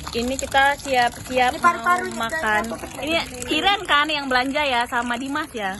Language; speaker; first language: Indonesian; native; Indonesian